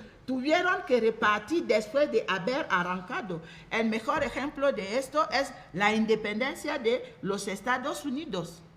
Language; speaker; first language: Spanish; non-native, fluent; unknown